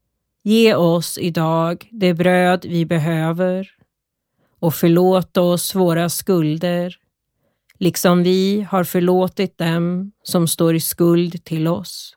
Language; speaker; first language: Swedish; native; Swedish